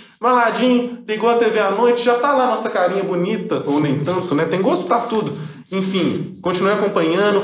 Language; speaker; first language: Portuguese; native; Portuguese